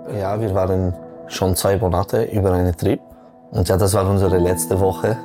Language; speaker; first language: German; non-native, local second language; French